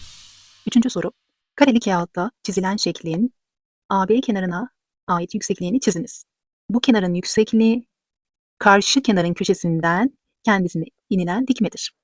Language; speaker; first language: Turkish; native; Turkish